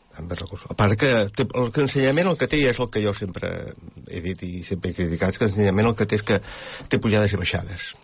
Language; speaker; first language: Catalan; native; Catalan